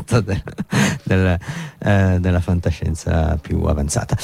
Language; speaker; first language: Italian; native; Italian